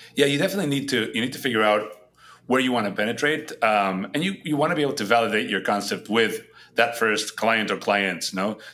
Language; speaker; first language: English; non-native, fluent; Spanish